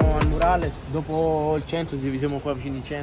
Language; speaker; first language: Italian; non-native, fluent; Arabic